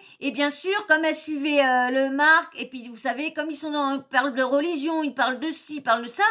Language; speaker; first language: French; native; French